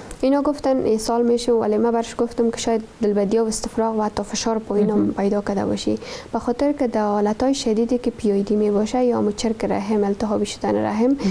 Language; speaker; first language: Persian; native; Persian